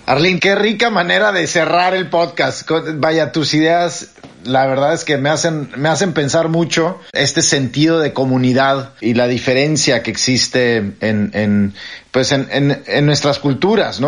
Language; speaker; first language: Spanish; native; Spanish